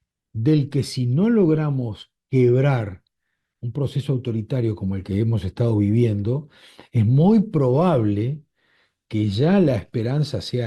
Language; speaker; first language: Spanish; native; Spanish